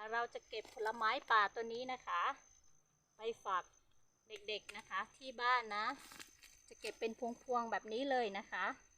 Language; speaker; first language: Thai; non-native, local second language; Hmong